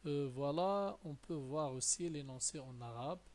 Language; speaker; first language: French; non-native, local second language; Arabic